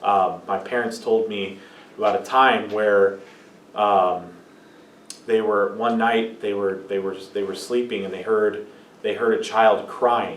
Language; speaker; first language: English; native; English